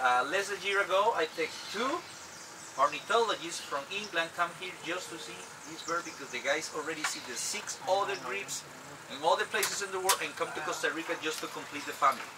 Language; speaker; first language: English; non-native, learner; Spanish